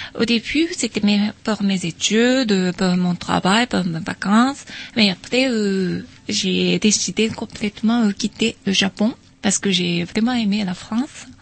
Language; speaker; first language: French; non-native, learner; Japanese